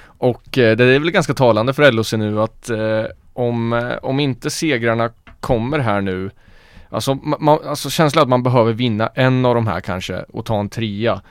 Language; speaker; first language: Swedish; native; Swedish